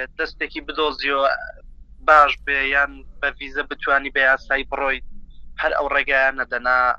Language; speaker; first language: Central Kurdish; native; Central Kurdish